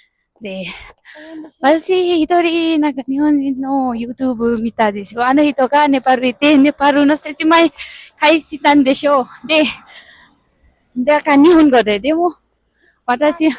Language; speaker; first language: Japanese; non-native, learner; Nepali